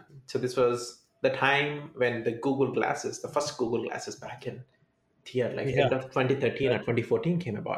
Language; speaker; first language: English; non-native, local second language; Telugu